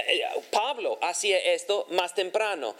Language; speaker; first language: Spanish; non-native, fluent; English